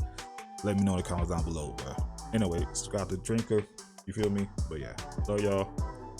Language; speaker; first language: English; native; English